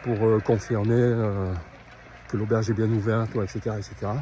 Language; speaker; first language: French; native; French